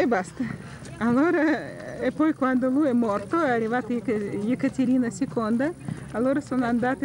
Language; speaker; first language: Italian; non-native, fluent; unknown